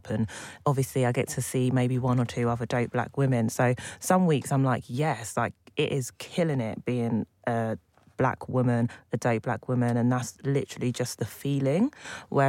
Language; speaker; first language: English; native; English